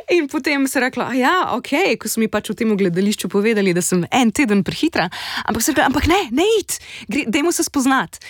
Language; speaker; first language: Slovenian; native; Slovenian